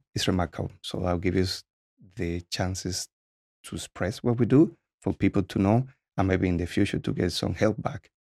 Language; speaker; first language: English; non-native, fluent; Spanish